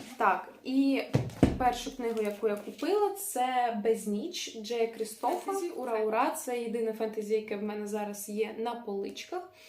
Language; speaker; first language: Ukrainian; non-native, local second language; Russian